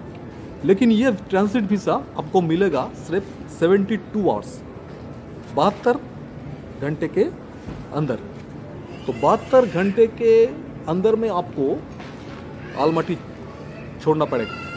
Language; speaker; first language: Hindi; non-native, local second language; Bangla